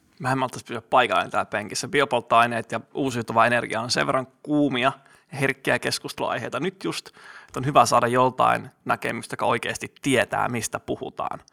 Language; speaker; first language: Finnish; native; Finnish